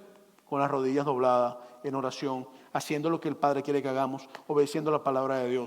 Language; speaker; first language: Spanish; native; Spanish